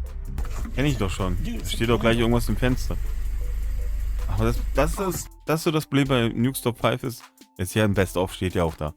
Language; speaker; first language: German; native; German